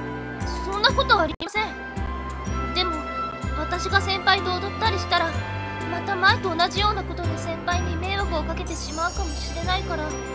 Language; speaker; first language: Japanese; native; Japanese